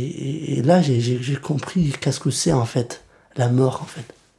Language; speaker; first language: French; early bilingual, other home language; Kurdish